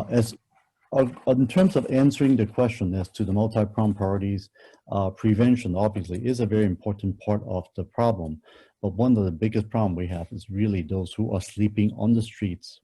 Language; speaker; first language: English; non-native, local second language; Cantonese